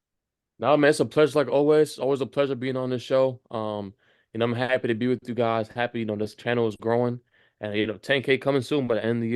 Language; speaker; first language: English; native; English